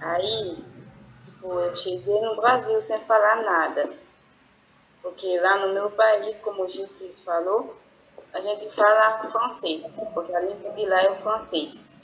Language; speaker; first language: Portuguese; non-native, fluent; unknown